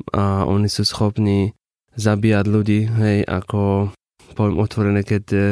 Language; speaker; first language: Slovak; non-native, learner; Persian